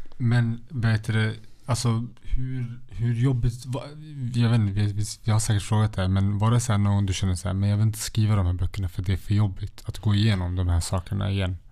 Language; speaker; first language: Swedish; early bilingual, other home language; Central Kurdish